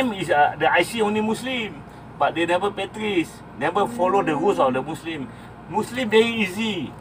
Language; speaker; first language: English; non-native, local second language; Malay